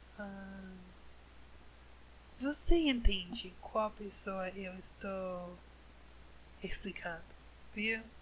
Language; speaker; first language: Portuguese; non-native, learner; English